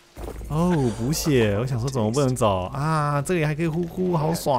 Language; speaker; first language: Chinese; native; Chinese